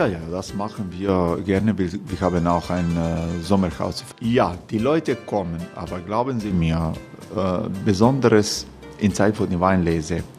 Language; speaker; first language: German; non-native, learner; Croatian